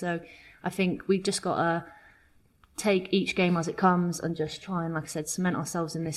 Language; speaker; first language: English; native; English